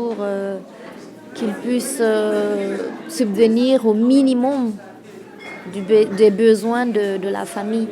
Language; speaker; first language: French; non-native, local second language; Fula